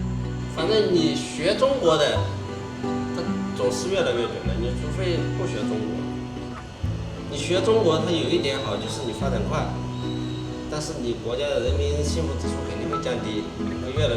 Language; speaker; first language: Chinese; native; Chinese